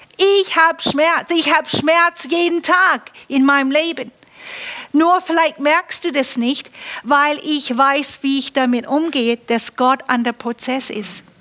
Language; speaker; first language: German; non-native, fluent; English